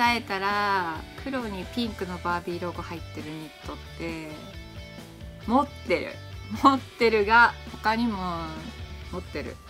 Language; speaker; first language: Japanese; native; Japanese